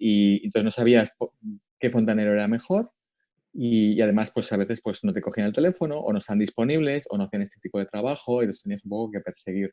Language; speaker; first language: Spanish; native; Spanish